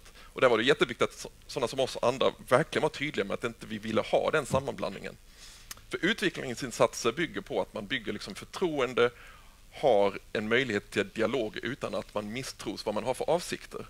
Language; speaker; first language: Swedish; native; Swedish